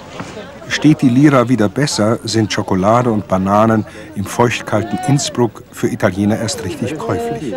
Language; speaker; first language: German; native; German